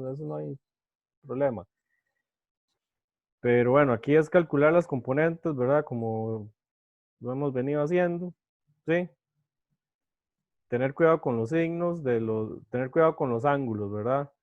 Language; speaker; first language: Spanish; native; Spanish